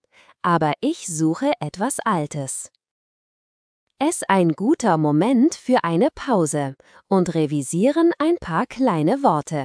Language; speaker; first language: German; non-native, fluent; Spanish